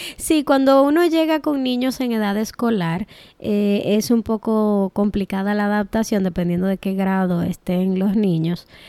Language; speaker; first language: Spanish; native; Spanish